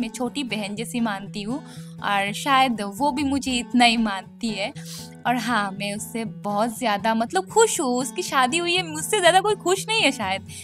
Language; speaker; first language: Hindi; non-native, local second language; Bangla